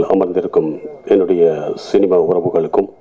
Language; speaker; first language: Tamil; native; Tamil